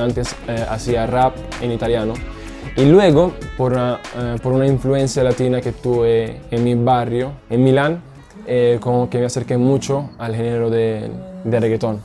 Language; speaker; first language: Spanish; non-native, fluent; Italian